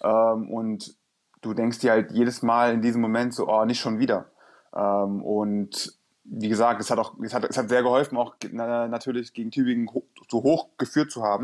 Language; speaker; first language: German; native; German